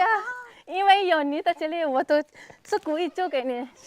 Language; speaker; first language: Chinese; non-native, fluent; Indonesian